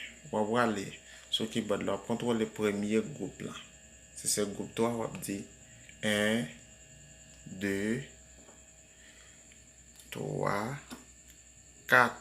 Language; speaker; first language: French; non-native, learner; Haitian Creole